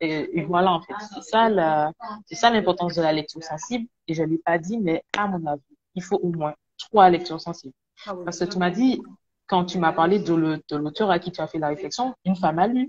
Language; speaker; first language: French; native; French